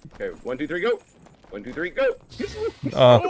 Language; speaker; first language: English; native; English